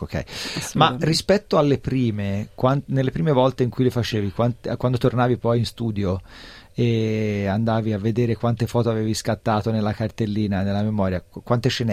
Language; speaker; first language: Italian; native; Italian